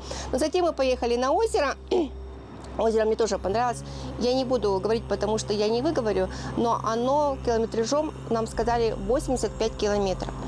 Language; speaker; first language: Russian; native; Russian